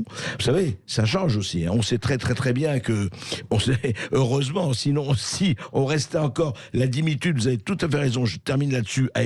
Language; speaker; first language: French; native; French